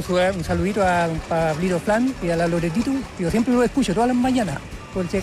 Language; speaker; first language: Spanish; native; Spanish